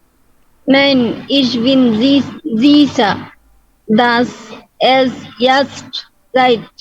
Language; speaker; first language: German; non-native, learner; Bangla